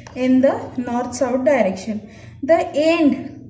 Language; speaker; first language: English; non-native, local second language; Marathi